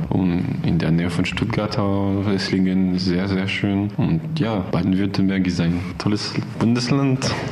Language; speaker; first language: German; non-native, learner; French